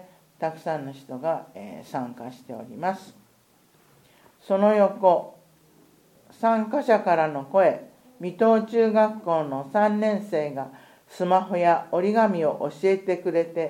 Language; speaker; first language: Japanese; native; Japanese